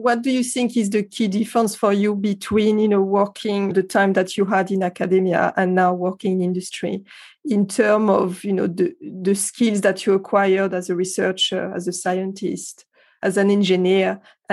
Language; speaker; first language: English; non-native, fluent; French